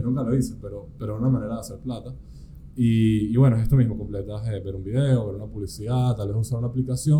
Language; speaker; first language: Spanish; native; Spanish